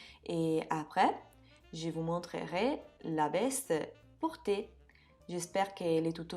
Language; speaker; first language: French; non-native, fluent; Italian